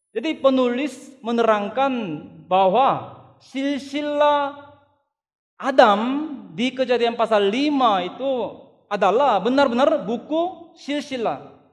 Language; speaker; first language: Indonesian; non-native, fluent; Korean